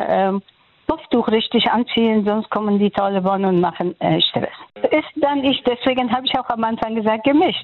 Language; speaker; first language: German; non-native, fluent; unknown